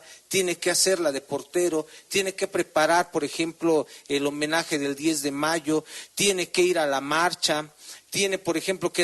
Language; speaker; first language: Spanish; native; Spanish